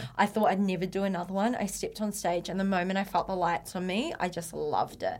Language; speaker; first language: English; native; English